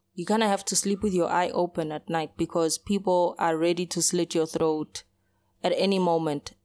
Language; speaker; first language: English; early bilingual, other home language; Portuguese